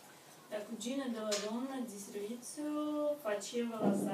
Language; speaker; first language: Italian; non-native, learner; Russian